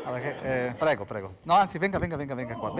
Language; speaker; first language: Italian; native; Italian